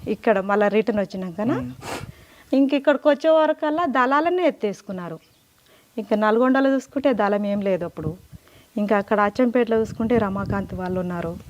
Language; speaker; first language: Telugu; native; Telugu